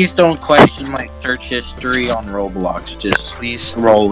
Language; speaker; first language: English; native; English